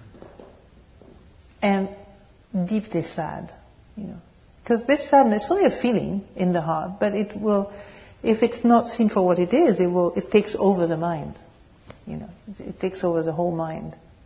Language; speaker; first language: English; non-native, fluent; French